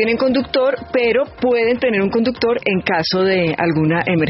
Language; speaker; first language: Spanish; native; Spanish